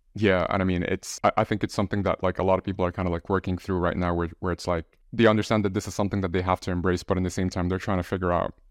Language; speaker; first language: English; non-native, fluent; Arabic